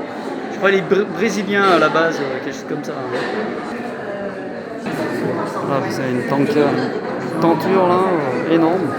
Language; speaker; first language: French; native; French